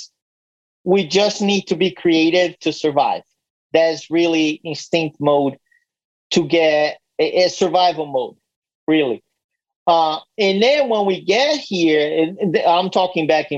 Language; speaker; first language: English; non-native, fluent; Portuguese